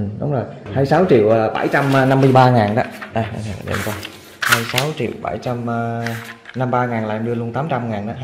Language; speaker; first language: Vietnamese; native; Vietnamese